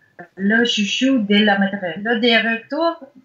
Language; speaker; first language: French; non-native, learner; Russian